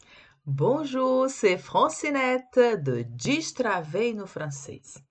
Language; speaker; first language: French; non-native, fluent; Portuguese